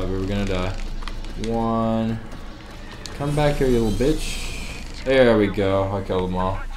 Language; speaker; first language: English; native; English